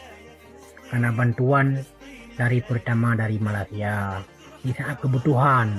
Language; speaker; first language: Indonesian; non-native, local second language; Achinese